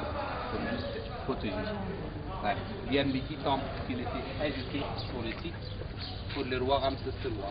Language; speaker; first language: French; non-native, fluent; Arabic